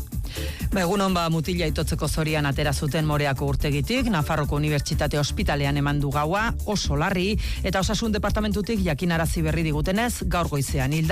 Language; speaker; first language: Basque; native; Basque